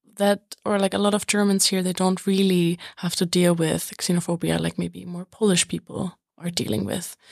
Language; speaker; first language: English; non-native, fluent; German